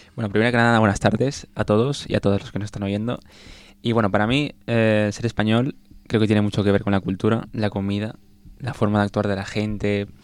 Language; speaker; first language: Spanish; early bilingual, other home language; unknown